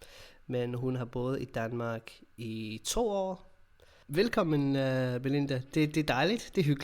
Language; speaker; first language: Danish; non-native, fluent; English